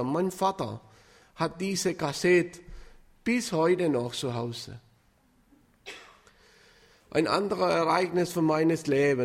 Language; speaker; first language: German; non-native, fluent; Spanish